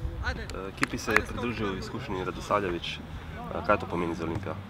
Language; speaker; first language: Slovenian; native; Slovenian